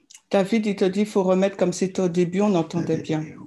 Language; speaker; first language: French; native; French